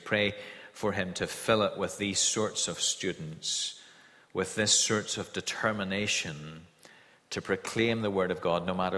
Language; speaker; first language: English; native; English